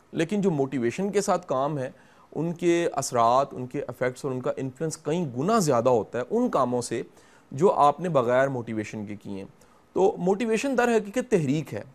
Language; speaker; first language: Urdu; non-native, local second language; Punjabi